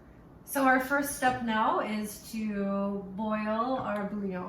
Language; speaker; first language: English; native; English